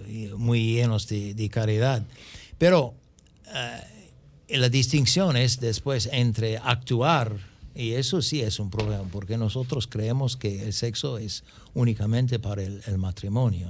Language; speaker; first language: Spanish; non-native, fluent; English